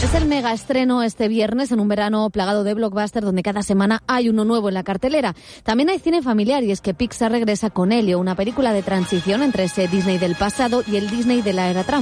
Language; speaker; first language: Spanish; native; Spanish